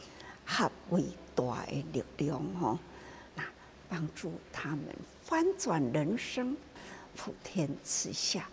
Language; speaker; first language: Chinese; non-native, local second language; Min Nan Chinese